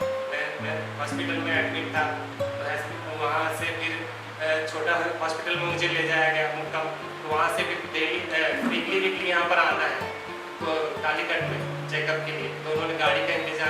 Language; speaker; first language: Hindi; native; Hindi